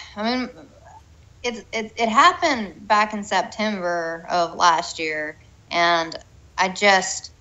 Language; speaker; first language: English; native; English